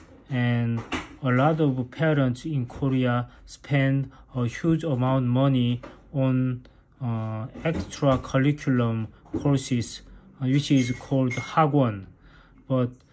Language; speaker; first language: English; non-native, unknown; Korean